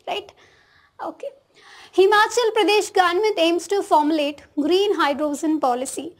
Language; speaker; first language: English; non-native, local second language; Telugu